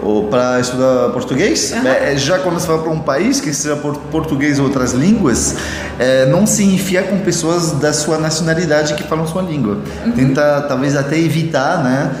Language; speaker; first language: Portuguese; non-native, fluent; French